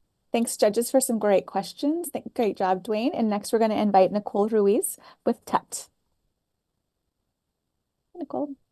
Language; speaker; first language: English; native; English